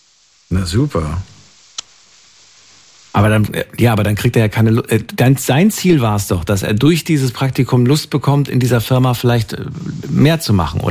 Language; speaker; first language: German; native; German